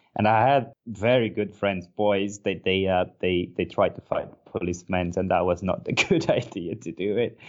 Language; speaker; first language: English; non-native, fluent; Portuguese